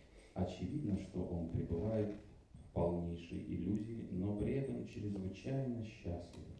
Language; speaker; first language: Russian; native; Russian